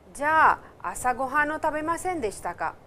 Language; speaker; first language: Japanese; non-native, fluent; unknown